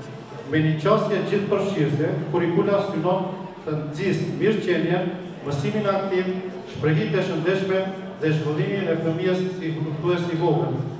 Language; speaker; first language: Albanian; native; Albanian